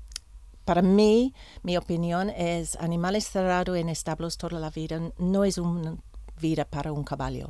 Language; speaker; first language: Spanish; non-native, learner; English